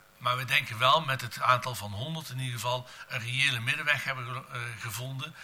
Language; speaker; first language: Dutch; native; Dutch